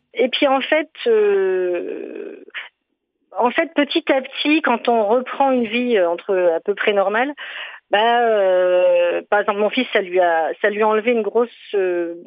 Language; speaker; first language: French; native; French